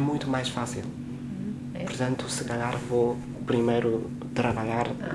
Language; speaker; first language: Portuguese; non-native, fluent; Chinese